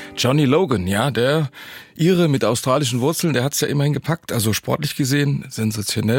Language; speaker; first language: German; native; German